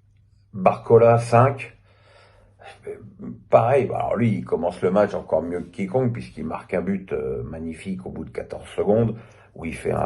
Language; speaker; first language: French; native; French